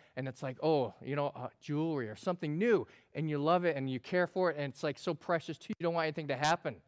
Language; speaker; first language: English; native; English